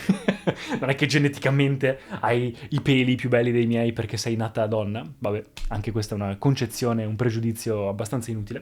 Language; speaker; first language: Italian; native; Italian